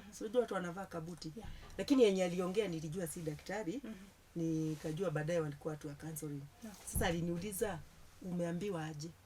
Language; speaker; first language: Swahili; non-native, local second language; Kikuyu